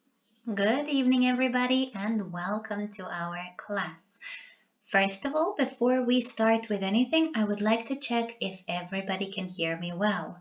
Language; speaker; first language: English; non-native, fluent; Serbian